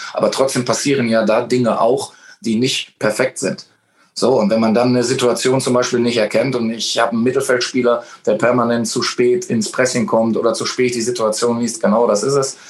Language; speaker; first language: German; native; German